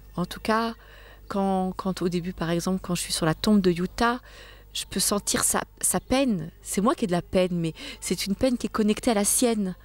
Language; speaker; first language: French; native; French